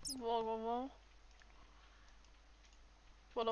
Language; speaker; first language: Swedish; native; Swedish